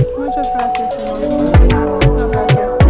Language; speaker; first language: Spanish; non-native, learner; English